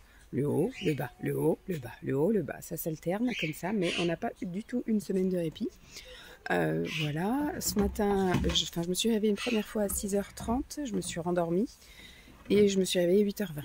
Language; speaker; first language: French; native; French